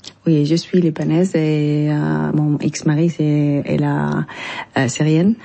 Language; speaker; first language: French; non-native, learner; Arabic